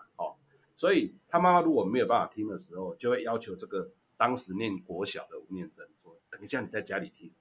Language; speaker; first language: Chinese; native; Chinese